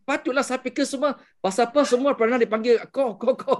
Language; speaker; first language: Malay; non-native, local second language; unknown